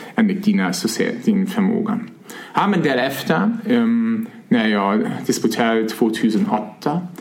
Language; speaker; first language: Swedish; non-native, fluent; German